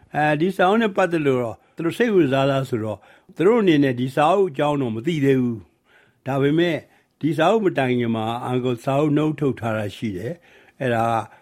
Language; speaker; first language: Burmese; native; Burmese